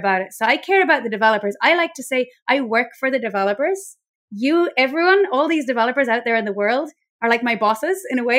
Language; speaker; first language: English; native; English